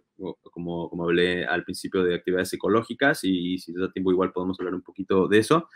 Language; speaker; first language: Spanish; native; Spanish